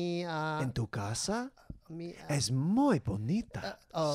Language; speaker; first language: Spanish; non-native, learner; English